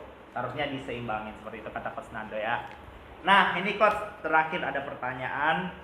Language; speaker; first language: Indonesian; native; Indonesian